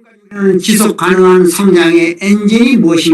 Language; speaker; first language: Korean; native; Korean